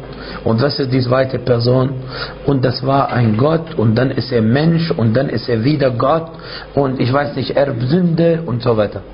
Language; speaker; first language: German; non-native, fluent; Arabic